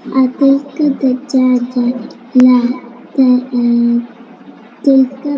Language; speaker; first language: Arabic; non-native, learner; Malayalam